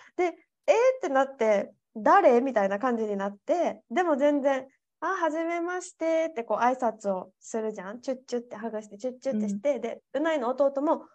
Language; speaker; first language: Japanese; native; Japanese